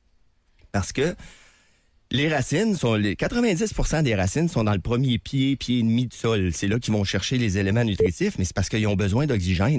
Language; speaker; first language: French; native; French